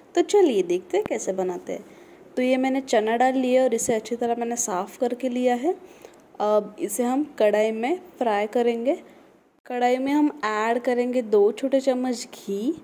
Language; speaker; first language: Hindi; non-native, local second language; Marathi